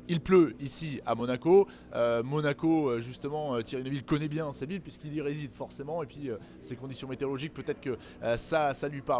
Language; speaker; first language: French; native; French